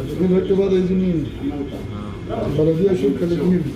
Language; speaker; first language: Arabic; non-native, learner; Turkish